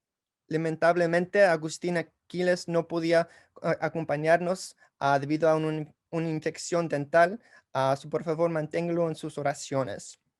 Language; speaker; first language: Spanish; early bilingual, heritage; English